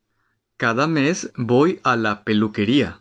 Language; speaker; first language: Spanish; non-native, fluent; Japanese